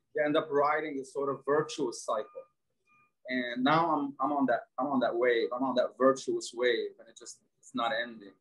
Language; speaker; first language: English; non-native, fluent; Arabic